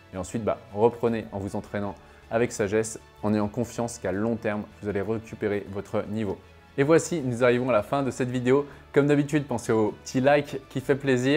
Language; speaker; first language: French; native; French